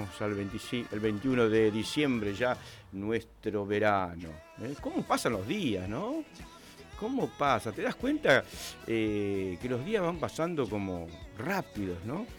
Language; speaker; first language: Spanish; native; Spanish